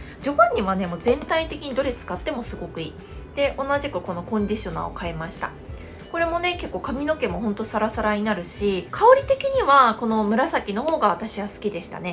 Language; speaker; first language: Japanese; non-native, fluent; Korean